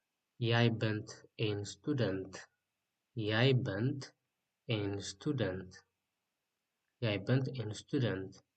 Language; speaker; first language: Dutch; non-native, learner; Tigrinya